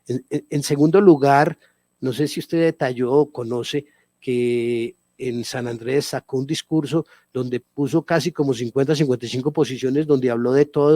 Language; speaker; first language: Spanish; native; Spanish